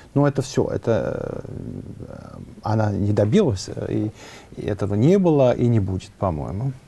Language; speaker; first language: Russian; non-native, fluent; French